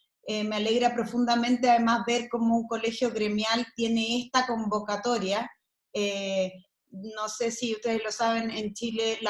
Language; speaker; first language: Spanish; native; Spanish